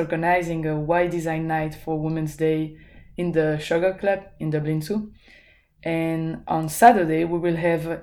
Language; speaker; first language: English; non-native, fluent; French